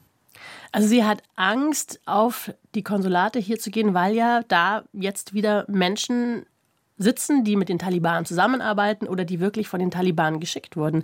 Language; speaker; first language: German; native; German